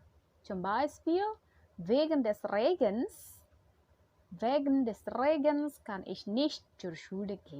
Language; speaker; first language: German; non-native, fluent; Indonesian